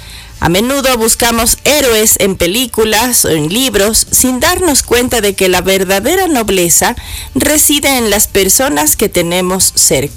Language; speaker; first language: Spanish; native; Spanish